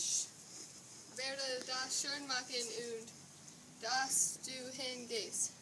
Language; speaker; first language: German; non-native, learner; English